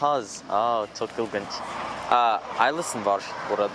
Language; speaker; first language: Turkish; non-native, learner; English